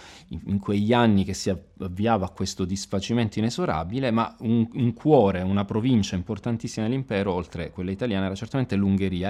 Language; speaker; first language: Italian; native; Italian